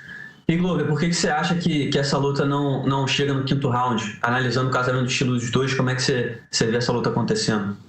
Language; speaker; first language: Portuguese; native; Portuguese